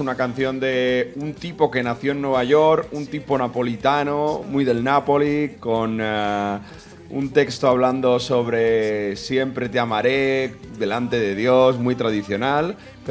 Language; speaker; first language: Spanish; native; Spanish